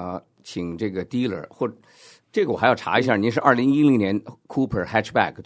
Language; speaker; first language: Chinese; native; Chinese